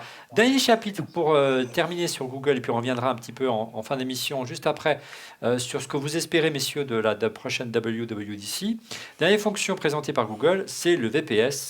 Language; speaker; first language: French; native; French